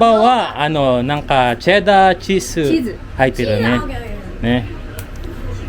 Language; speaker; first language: Japanese; non-native, learner; Filipino